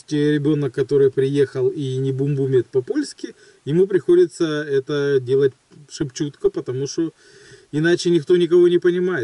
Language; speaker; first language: Russian; native; Russian